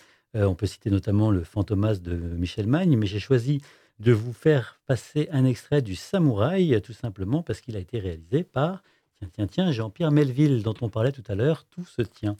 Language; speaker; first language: French; native; French